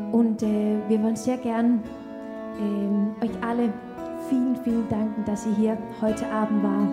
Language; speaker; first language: German; non-native, learner; Danish